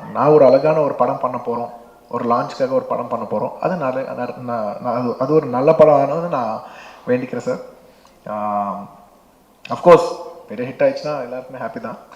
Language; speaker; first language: Tamil; non-native, local second language; Telugu